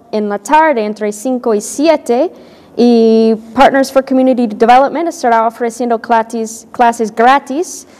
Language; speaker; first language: Spanish; non-native, fluent; English